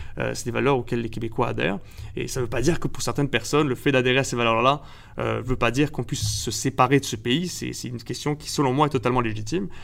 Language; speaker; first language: French; early bilingual, other home language; Spanish